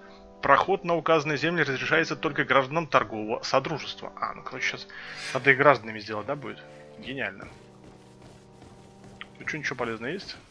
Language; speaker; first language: Russian; native; Russian